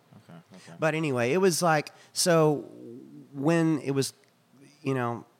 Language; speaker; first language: English; native; English